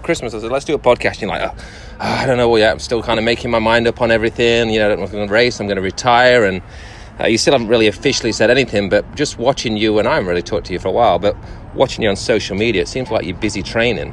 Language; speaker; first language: English; native; English